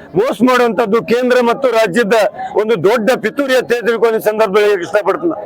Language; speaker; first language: Kannada; native; Kannada